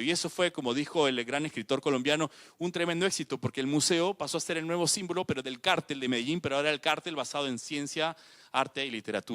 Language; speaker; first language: Spanish; native; Spanish